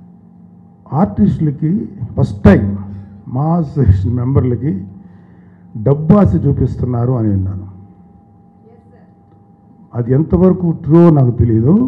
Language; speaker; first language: Telugu; native; Telugu